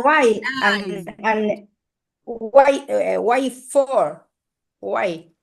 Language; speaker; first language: English; non-native, learner; Spanish